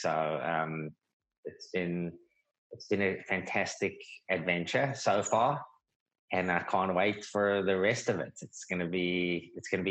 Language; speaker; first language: English; native; English